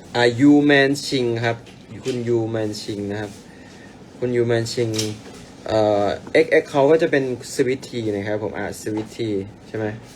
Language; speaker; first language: Thai; native; Thai